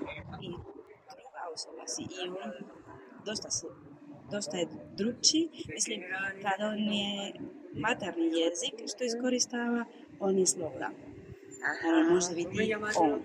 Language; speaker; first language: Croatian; non-native, learner; Spanish